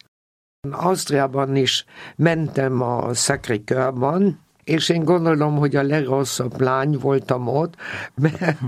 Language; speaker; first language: Hungarian; non-native, fluent; German